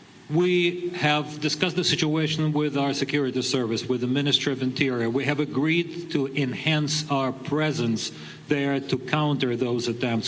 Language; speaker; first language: English; non-native, fluent; Ukrainian